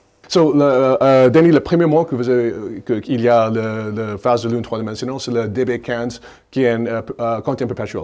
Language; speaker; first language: French; non-native, learner; English